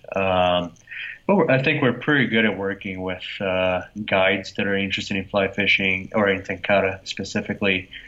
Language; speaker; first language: English; non-native, fluent; Portuguese